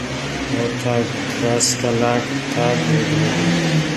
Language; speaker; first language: Russian; non-native, local second language; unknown